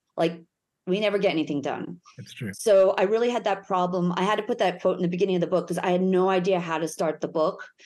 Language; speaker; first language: English; native; English